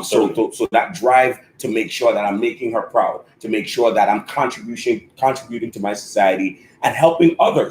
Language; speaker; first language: English; native; English